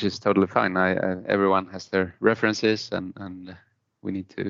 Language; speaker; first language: English; non-native, fluent; Spanish